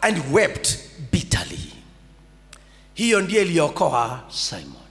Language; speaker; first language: English; non-native, local second language; Swahili